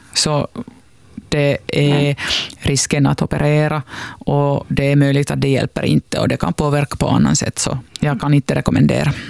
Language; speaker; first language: Swedish; non-native, local second language; Finnish